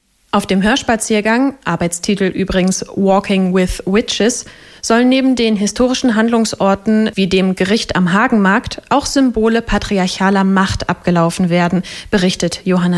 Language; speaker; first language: German; native; German